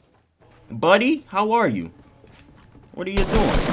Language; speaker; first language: English; native; English